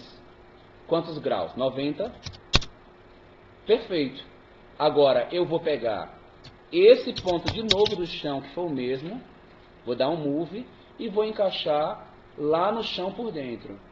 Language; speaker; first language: Portuguese; native; Portuguese